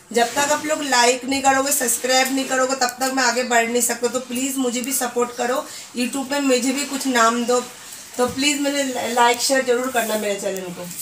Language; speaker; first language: Hindi; native; Hindi